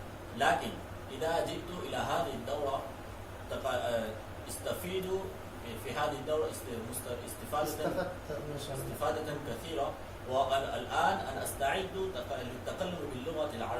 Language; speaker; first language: Arabic; non-native, learner; Urdu